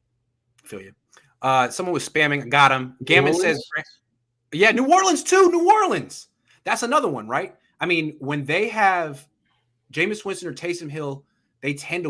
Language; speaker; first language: English; native; English